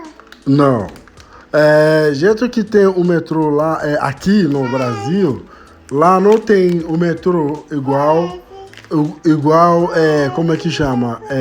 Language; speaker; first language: Portuguese; non-native, fluent; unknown